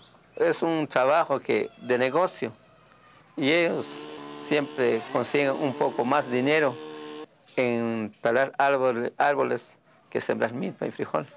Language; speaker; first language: Spanish; non-native, local second language; Kʼicheʼ